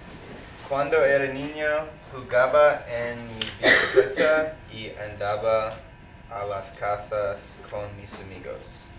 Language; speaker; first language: Spanish; non-native, learner; English